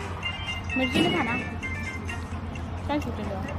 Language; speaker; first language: Hindi; native; Hindi